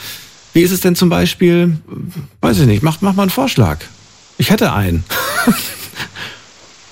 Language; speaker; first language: German; native; German